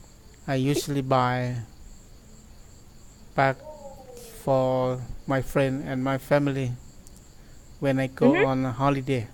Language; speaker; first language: English; non-native, learner; Thai